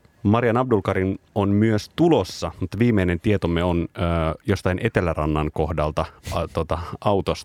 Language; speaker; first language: Finnish; native; Finnish